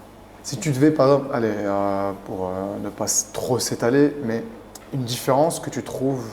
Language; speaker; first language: French; native; French